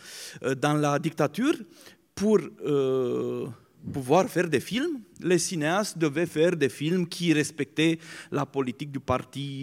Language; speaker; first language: French; non-native, fluent; Romanian